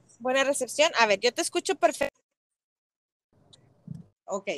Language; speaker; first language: Spanish; native; Spanish